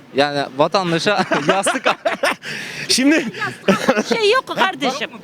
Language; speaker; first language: Turkish; native; Turkish